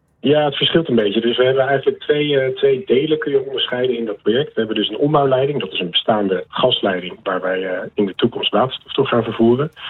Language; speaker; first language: Dutch; native; Dutch